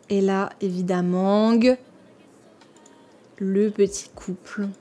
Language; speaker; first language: French; native; French